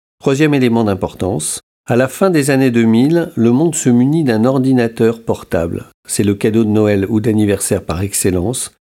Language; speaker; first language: French; native; French